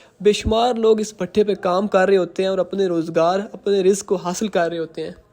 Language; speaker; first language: Urdu; non-native, local second language; Punjabi